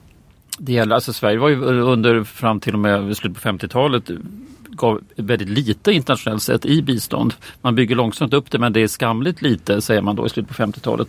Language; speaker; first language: Swedish; native; Swedish